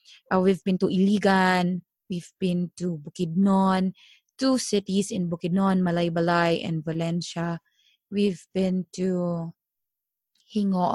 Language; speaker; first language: English; non-native, local second language; Filipino